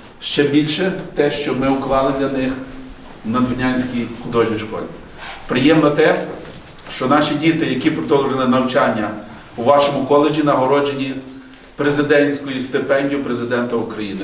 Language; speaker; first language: Ukrainian; native; Ukrainian